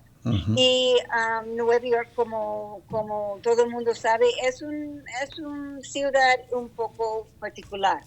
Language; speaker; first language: Spanish; non-native, learner; English